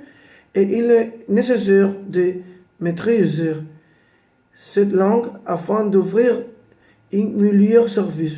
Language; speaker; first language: French; non-native, learner; Spanish